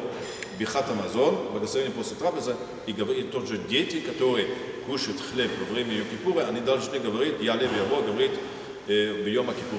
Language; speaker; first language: Russian; non-native, fluent; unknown